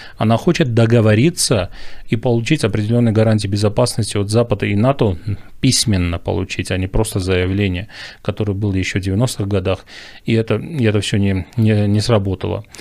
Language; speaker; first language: Russian; non-native, local second language; Armenian